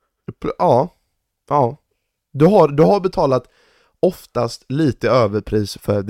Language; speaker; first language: Swedish; native; Swedish